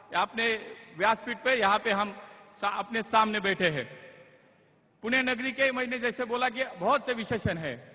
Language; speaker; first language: Hindi; non-native, local second language; Marathi